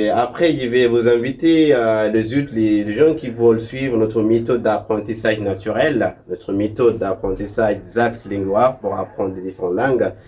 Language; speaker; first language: French; non-native, local second language; Arabic